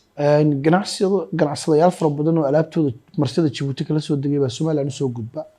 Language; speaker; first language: Somali; native; Somali